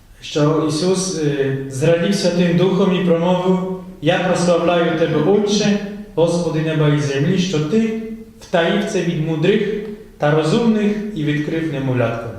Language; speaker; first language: Ukrainian; non-native, fluent; Polish